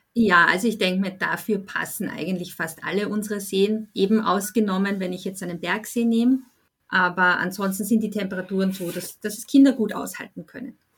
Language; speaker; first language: German; native; German